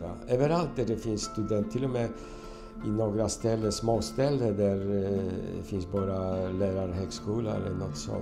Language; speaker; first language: Swedish; non-native, fluent; Polish